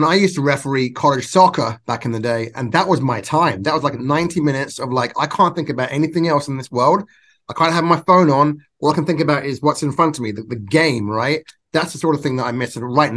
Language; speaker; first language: English; native; English